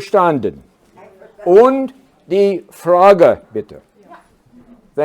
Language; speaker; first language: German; non-native, learner; English